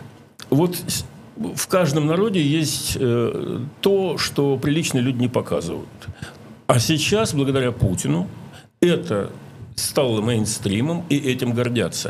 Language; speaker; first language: Russian; native; Russian